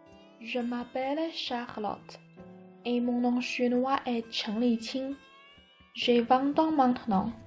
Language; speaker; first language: French; non-native, learner; Chinese